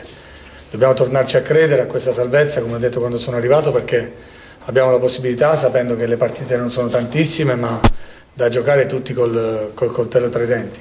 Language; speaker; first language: Italian; native; Italian